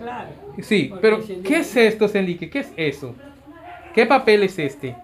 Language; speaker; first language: Spanish; native; Spanish